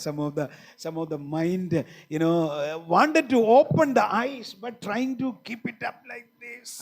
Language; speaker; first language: English; non-native, local second language; Malayalam